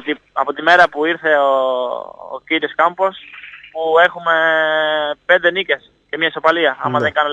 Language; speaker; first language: Greek; non-native, fluent; Italian